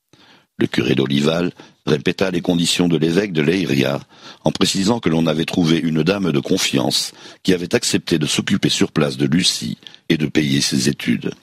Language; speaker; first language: French; native; French